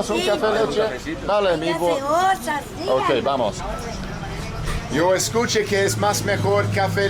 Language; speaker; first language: Spanish; non-native, learner; English